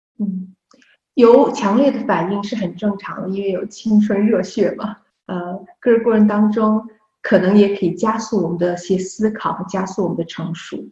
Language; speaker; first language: Chinese; native; Chinese